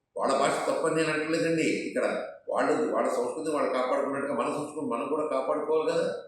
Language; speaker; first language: Telugu; native; Telugu